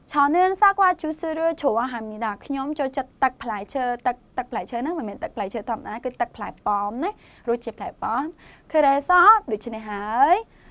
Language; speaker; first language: Khmer; native; Khmer